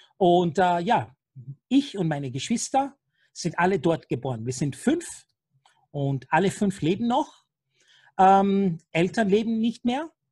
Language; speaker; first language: German; non-native, fluent; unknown